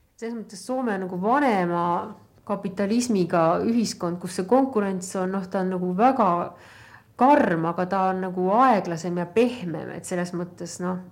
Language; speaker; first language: Estonian; native; Estonian